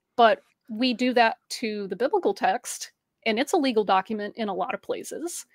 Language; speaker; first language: English; native; English